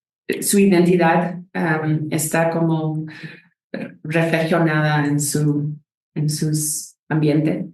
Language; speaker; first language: Spanish; non-native, fluent; English